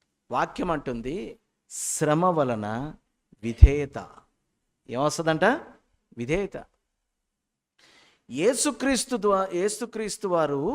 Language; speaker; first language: Telugu; native; Telugu